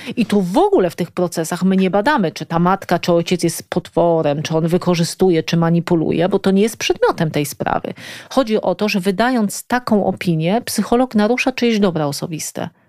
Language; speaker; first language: Polish; native; Polish